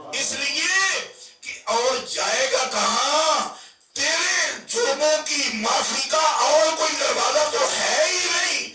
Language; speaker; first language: Urdu; non-native, local second language; Punjabi